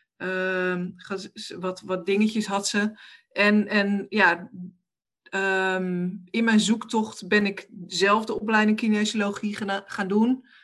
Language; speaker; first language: Dutch; native; Dutch